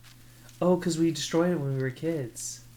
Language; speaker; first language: English; native; English